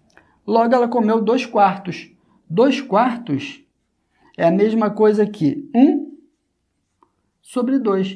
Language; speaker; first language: Portuguese; native; Portuguese